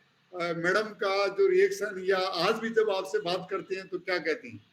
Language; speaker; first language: Hindi; native; Hindi